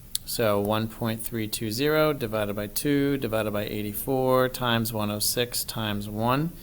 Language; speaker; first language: English; native; English